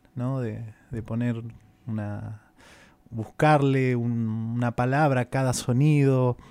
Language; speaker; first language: Spanish; native; Spanish